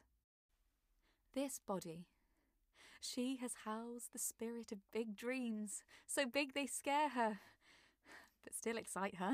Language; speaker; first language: English; native; English